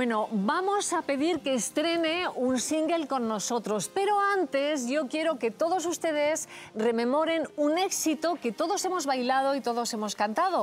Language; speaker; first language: Spanish; native; Spanish